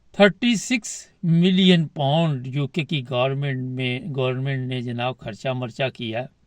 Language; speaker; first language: Urdu; non-native, local second language; Punjabi